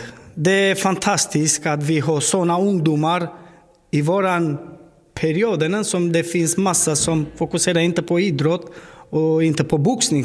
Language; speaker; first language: Swedish; non-native, learner; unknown